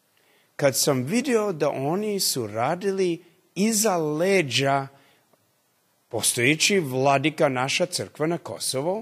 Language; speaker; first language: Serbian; early bilingual, heritage; English